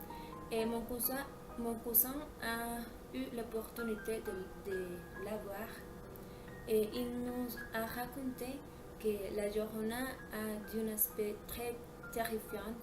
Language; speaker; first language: French; non-native, learner; Spanish